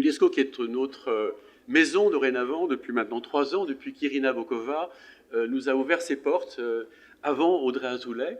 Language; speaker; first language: French; native; French